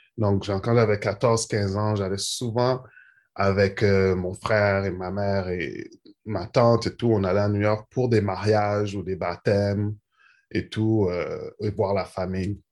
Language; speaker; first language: French; native; French